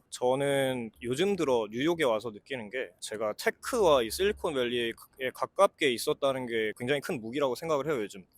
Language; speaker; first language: Korean; early bilingual, heritage; Korean